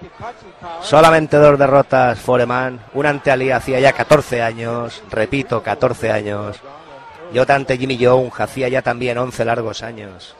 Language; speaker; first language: Spanish; native; Spanish